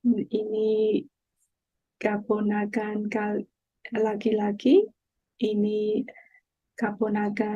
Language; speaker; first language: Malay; non-native, learner; Burmese